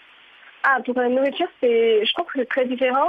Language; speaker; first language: French; non-native, fluent; Chinese